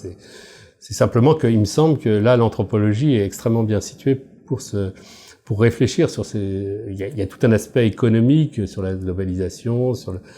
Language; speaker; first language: French; native; French